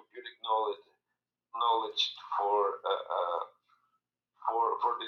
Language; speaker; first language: English; non-native, fluent; Spanish